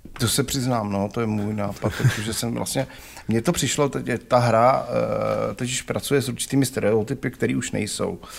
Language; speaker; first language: Czech; native; Czech